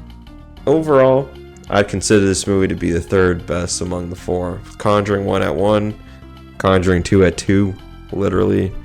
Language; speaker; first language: English; native; English